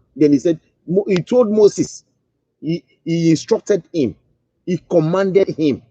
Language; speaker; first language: English; non-native, local second language; Yoruba